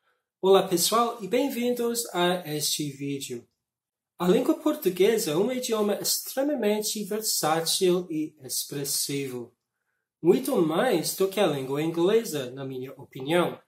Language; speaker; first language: Portuguese; non-native, fluent; English